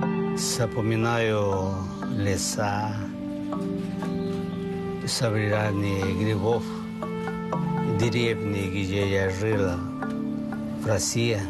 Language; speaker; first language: Russian; non-native, fluent; Chinese